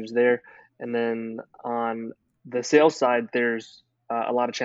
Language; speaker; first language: English; native; English